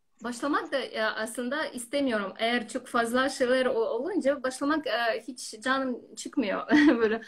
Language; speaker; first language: Turkish; non-native, learner; Russian